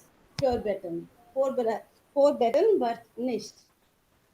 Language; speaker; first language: German; non-native, learner; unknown